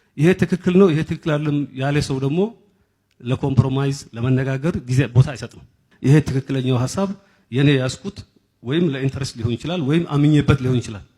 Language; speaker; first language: Amharic; non-native, local second language; Somali